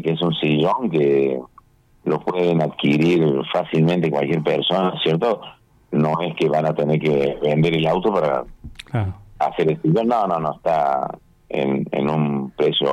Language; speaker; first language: Spanish; native; Spanish